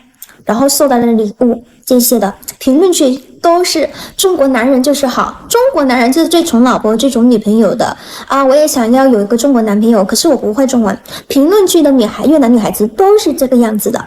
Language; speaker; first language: Chinese; non-native, fluent; Vietnamese